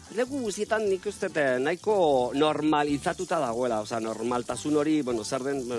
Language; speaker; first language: Basque; non-native, local second language; Spanish